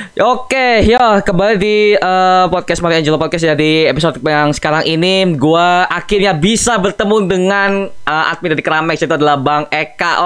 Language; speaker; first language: Indonesian; native; Indonesian